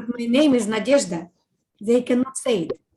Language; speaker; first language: English; non-native, fluent; Russian